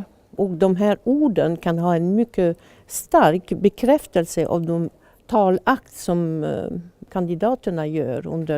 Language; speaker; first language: Swedish; non-native, fluent; French